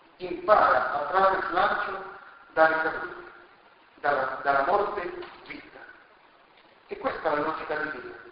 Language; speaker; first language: Italian; non-native, fluent; Spanish